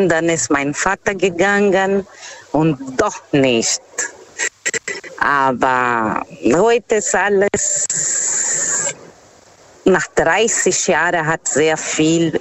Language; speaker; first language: German; non-native, fluent; Portuguese